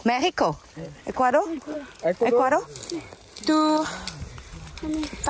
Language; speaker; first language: Spanish; non-native, learner; English